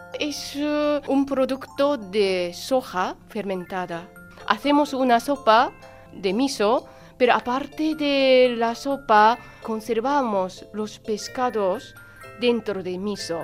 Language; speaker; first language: Spanish; non-native, fluent; Japanese